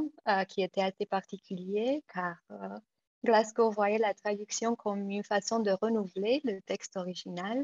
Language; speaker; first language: French; non-native, fluent; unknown